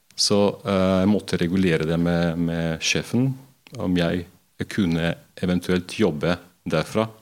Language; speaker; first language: Norwegian; non-native, fluent; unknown